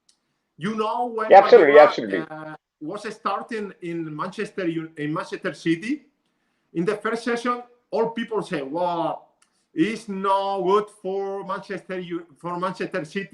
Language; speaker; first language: English; non-native, learner; Spanish